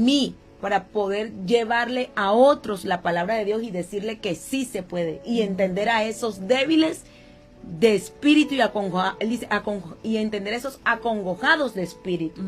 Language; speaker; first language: Spanish; native; Spanish